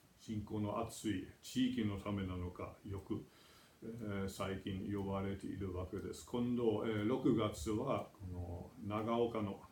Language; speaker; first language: Japanese; non-native, fluent; German